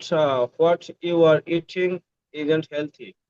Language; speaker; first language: English; non-native, learner; Bangla